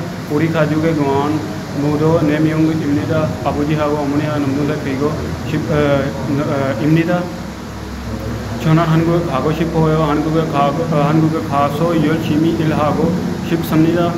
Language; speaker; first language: Korean; non-native, learner; Urdu